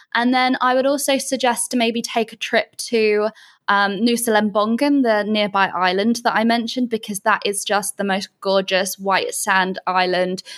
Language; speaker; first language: English; native; English